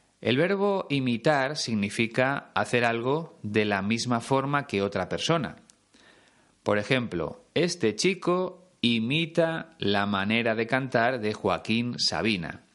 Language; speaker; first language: Spanish; native; Spanish